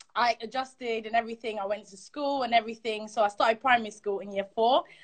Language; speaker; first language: English; early bilingual, other home language; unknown